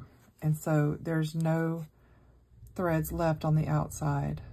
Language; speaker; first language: English; native; English